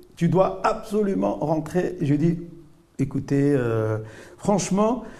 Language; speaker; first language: French; non-native, local second language; Arabic